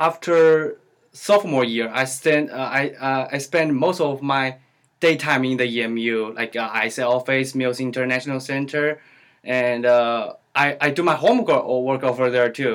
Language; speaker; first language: English; non-native, learner; Chinese